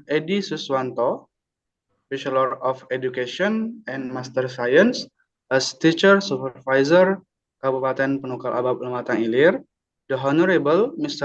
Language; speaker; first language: English; non-native, learner; Indonesian